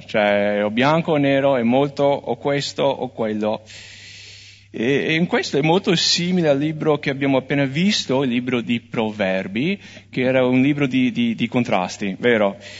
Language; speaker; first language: Italian; non-native, fluent; English